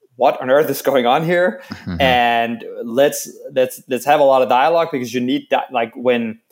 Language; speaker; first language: English; non-native, fluent; Danish